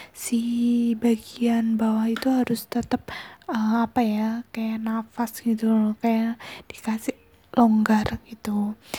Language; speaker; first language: Indonesian; native; Indonesian